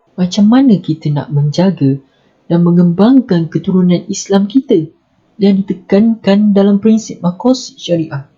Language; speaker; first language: Malay; native; Malay